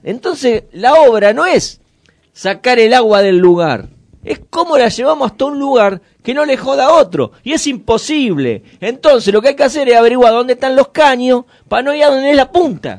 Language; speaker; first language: Spanish; native; Spanish